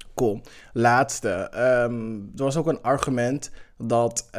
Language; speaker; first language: Dutch; early bilingual, other home language; English